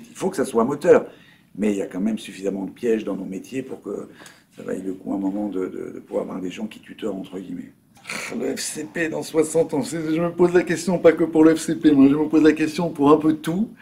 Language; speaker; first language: French; native; French